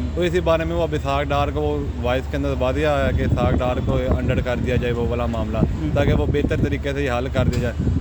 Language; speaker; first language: Urdu; non-native, local second language; Punjabi